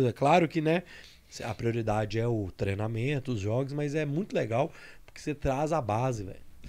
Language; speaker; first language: Portuguese; native; Portuguese